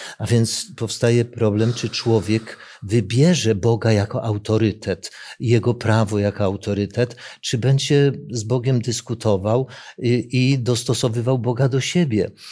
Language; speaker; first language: Polish; native; Polish